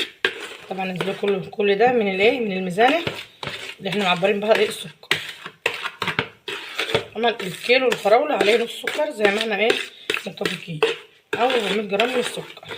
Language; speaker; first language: Arabic; native; Arabic